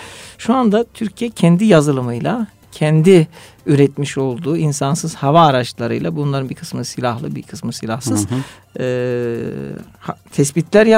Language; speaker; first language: Turkish; native; Turkish